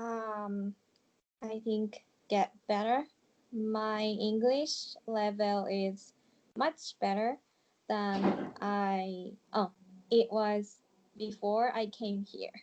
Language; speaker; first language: English; non-native, learner; Japanese